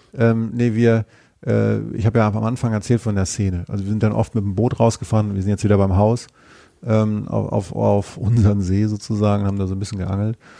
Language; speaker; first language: German; native; German